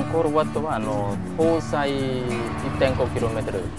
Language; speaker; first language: Japanese; non-native, fluent; Khmer